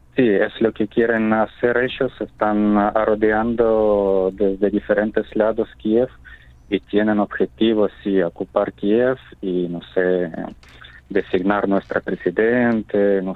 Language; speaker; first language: Spanish; non-native, fluent; Ukrainian